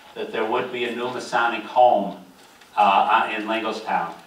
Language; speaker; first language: English; native; English